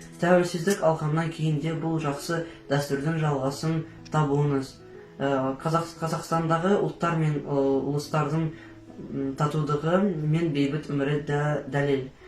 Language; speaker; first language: Kazakh; non-native, local second language; Azerbaijani